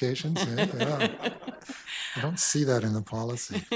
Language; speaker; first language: English; native; English